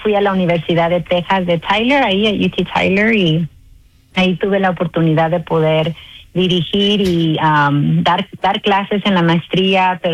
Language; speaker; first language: Spanish; early bilingual, heritage; Spanish